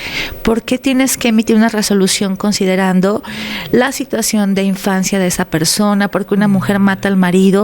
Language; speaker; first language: Spanish; native; Spanish